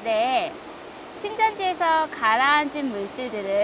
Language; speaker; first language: Korean; native; Korean